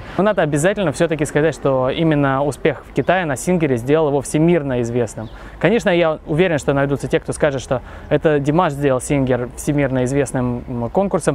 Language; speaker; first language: Russian; native; Russian